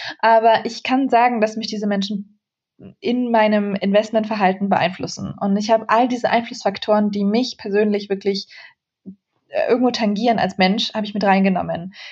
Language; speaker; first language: German; early bilingual, other home language; Central Kurdish